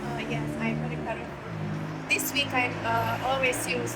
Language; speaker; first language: English; non-native, learner; Hungarian